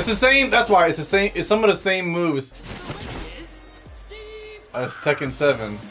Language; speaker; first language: English; native; English